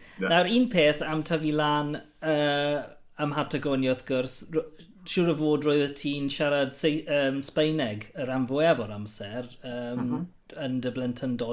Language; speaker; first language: Welsh; non-native, local second language; English